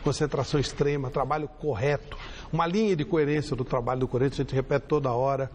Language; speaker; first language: Portuguese; native; Portuguese